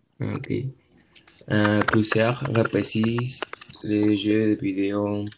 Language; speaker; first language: French; non-native, learner; Spanish